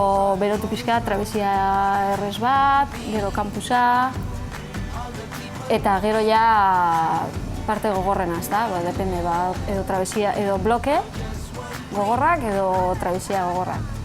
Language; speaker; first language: Basque; non-native, learner; Spanish